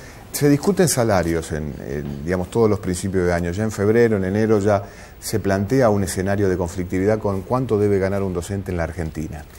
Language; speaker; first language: Spanish; native; Spanish